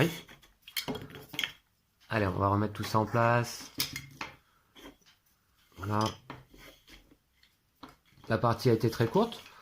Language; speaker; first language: French; native; French